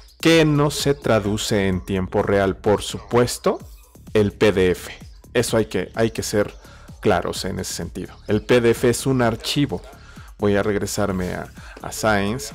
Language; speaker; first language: Spanish; native; Spanish